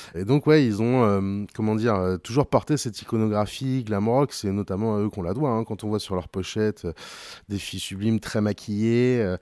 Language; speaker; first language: French; native; French